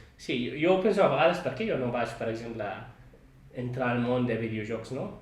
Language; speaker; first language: Catalan; non-native, fluent; Arabic